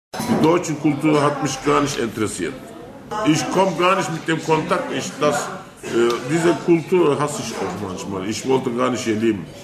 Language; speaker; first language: German; non-native, fluent; Turkish